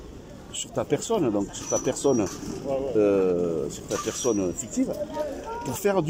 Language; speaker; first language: French; native; French